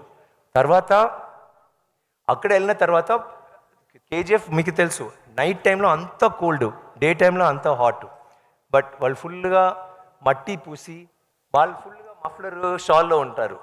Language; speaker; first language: Telugu; non-native, learner; Tamil